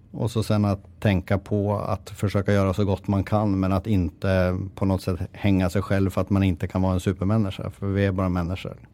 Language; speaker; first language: Swedish; native; Swedish